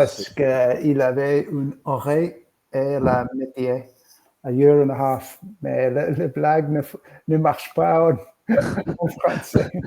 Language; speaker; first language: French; non-native, learner; English